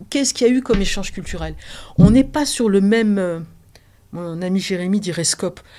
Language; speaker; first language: French; early bilingual, other home language; Arabic